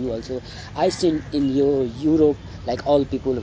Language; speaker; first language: English; non-native, local second language; Nepali